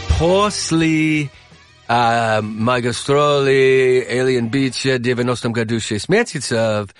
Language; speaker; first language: Russian; non-native, learner; English